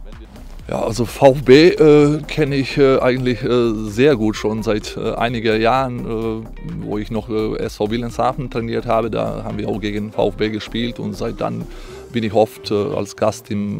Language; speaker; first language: German; non-native, fluent; Croatian